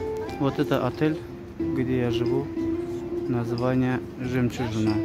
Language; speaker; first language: Russian; non-native, learner; Azerbaijani